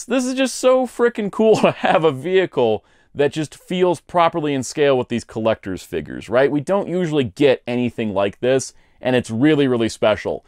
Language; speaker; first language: English; native; English